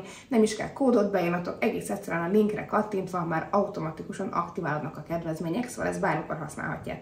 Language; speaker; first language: Hungarian; native; Hungarian